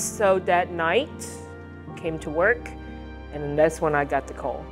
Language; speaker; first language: English; non-native, fluent; Chinese